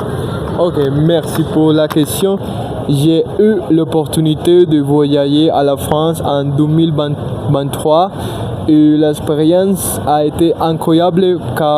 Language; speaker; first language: French; non-native, learner; Spanish